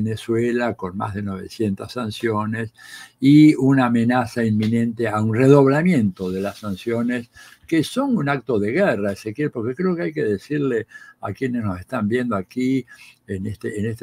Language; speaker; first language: Spanish; native; Spanish